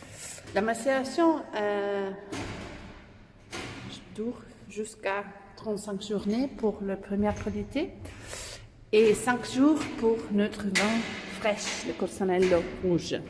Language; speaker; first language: French; non-native, learner; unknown